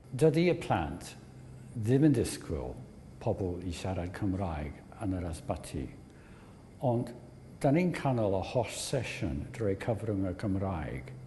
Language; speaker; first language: Welsh; non-native, learner; English